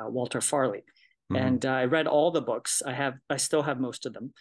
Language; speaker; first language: English; early bilingual, other home language; Japanese